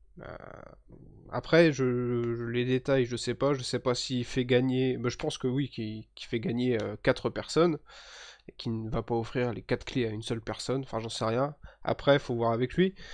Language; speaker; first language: French; native; French